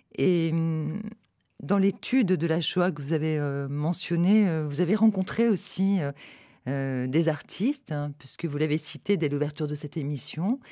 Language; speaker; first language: French; native; French